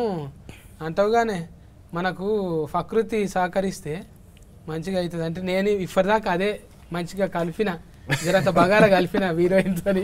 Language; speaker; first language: Telugu; native; Telugu